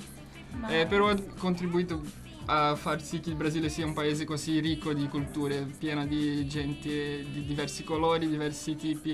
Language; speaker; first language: Italian; non-native, fluent; Portuguese